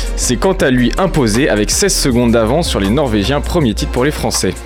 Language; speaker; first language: French; native; French